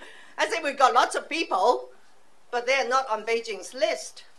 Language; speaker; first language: English; non-native, local second language; Cantonese